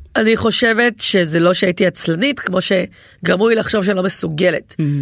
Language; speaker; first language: Hebrew; native; Hebrew